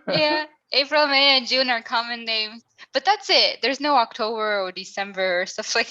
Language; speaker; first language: English; non-native, fluent; Spanish